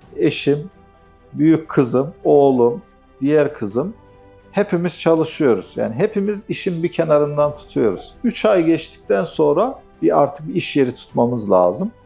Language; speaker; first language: Turkish; native; Turkish